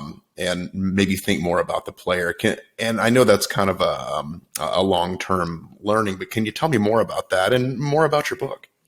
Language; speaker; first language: English; native; English